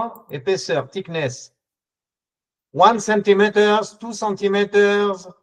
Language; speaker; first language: English; non-native, learner; French